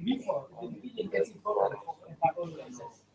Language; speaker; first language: English; non-native, learner; Indonesian